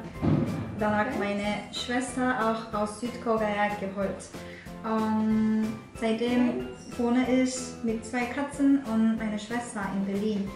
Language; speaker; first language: German; non-native, fluent; Korean